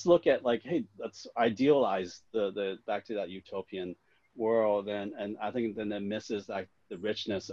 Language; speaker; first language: English; non-native, local second language; Cantonese